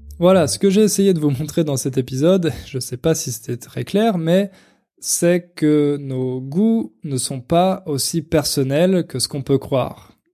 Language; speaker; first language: French; native; French